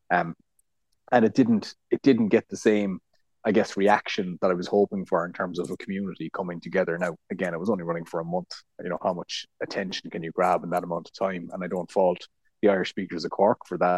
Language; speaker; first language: English; native; English